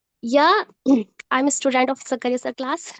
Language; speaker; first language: English; non-native, learner; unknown